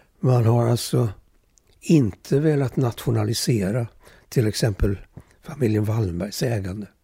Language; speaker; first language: Swedish; early bilingual, other home language; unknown